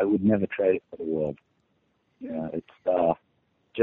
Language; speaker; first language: English; native; English